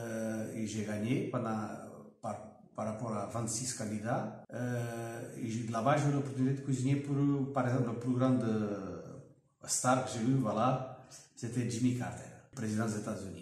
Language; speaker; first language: French; non-native, fluent; Portuguese